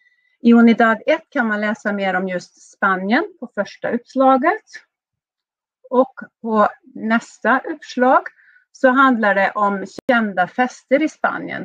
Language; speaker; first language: Swedish; native; Swedish